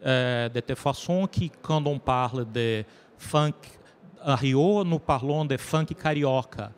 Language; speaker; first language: French; non-native, learner; Portuguese